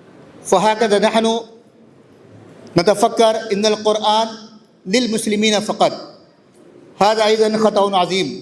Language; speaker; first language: Arabic; non-native, learner; Urdu